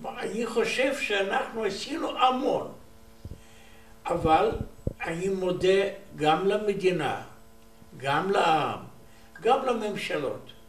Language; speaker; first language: Hebrew; non-native, learner; Romanian